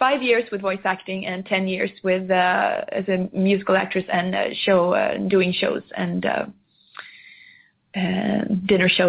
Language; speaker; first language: English; non-native, fluent; Swedish